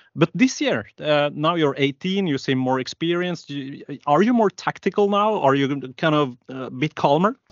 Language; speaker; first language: English; non-native, fluent; Norwegian